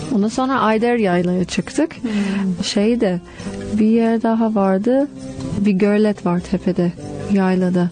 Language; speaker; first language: Turkish; non-native, fluent; English